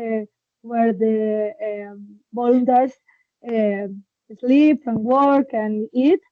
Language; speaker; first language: English; non-native, learner; Spanish